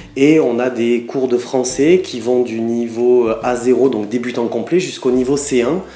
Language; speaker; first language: French; native; French